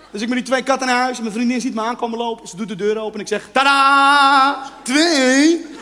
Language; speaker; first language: Dutch; non-native, fluent; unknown